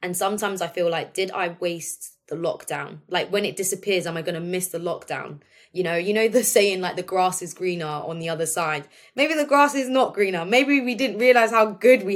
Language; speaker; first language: English; native; English